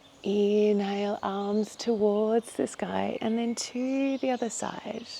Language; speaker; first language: English; native; English